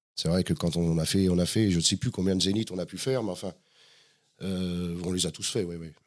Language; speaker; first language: French; native; French